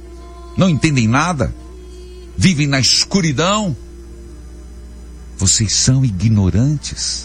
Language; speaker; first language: Portuguese; native; Portuguese